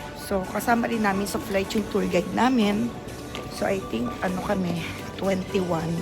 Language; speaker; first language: Filipino; native; Filipino